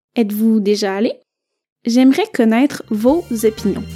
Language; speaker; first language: French; native; French